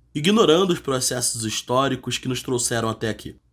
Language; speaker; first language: Portuguese; native; Portuguese